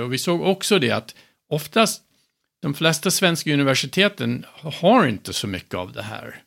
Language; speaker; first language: Swedish; non-native, fluent; English